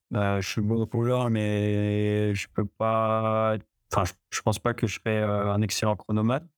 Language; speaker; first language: French; native; French